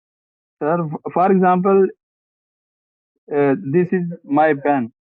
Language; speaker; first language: English; non-native, learner; Hindi